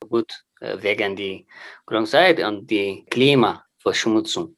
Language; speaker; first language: German; non-native, learner; Tigrinya